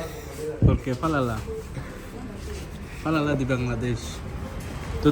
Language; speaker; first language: Portuguese; non-native, learner; Bangla